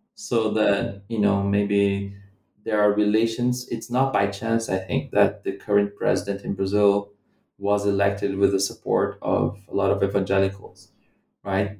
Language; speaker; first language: English; non-native, fluent; Portuguese